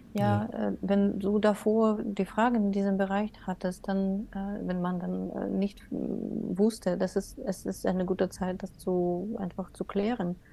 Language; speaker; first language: German; non-native, learner; Russian